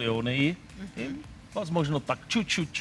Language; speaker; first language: Russian; non-native, learner; Czech